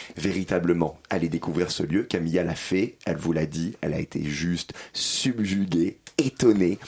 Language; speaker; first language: French; native; French